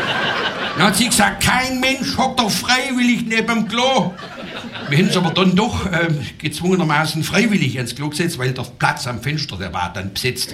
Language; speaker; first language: German; native; German